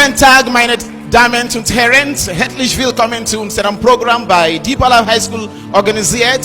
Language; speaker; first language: German; non-native, learner; Yoruba